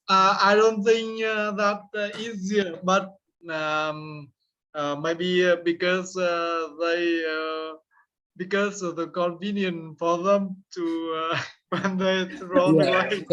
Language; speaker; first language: English; non-native, learner; Vietnamese